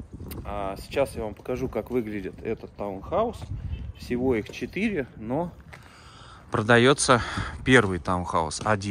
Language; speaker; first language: Russian; native; Russian